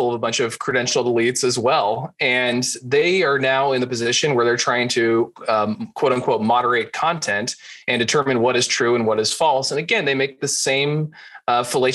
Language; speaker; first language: English; native; English